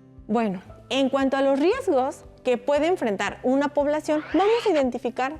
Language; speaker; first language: Spanish; native; Spanish